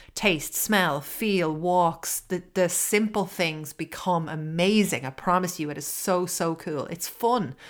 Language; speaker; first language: English; native; English